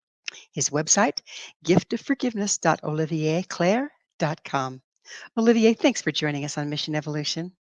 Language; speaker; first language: English; native; English